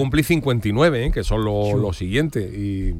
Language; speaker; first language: Spanish; native; Spanish